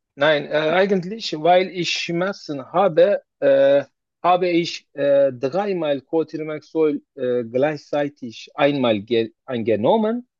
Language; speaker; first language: German; non-native, learner; Turkish